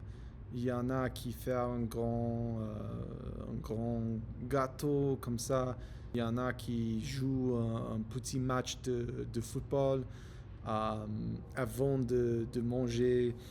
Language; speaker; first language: French; non-native, learner; English